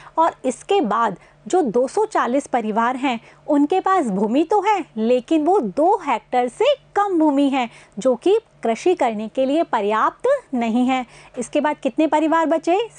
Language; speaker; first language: Hindi; native; Hindi